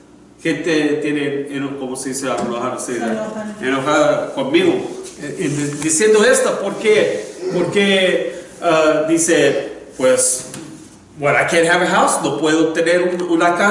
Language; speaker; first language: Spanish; non-native, learner; English